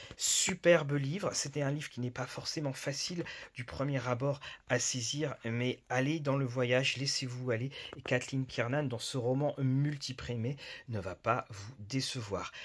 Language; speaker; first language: French; native; French